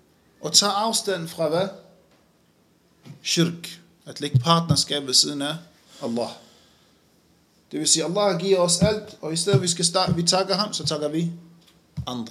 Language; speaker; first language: Danish; non-native, fluent; Arabic